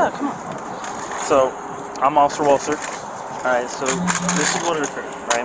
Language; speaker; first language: English; native; English